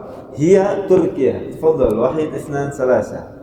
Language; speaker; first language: Arabic; non-native, fluent; Indonesian